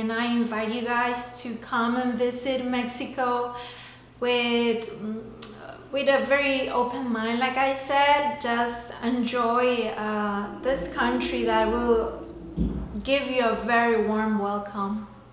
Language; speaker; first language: English; non-native, fluent; Spanish